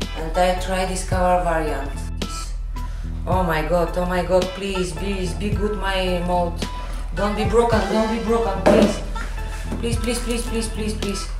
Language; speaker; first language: English; non-native, learner; Bulgarian